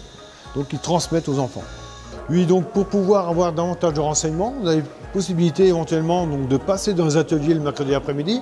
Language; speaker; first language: French; native; French